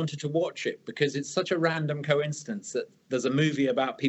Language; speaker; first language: English; native; English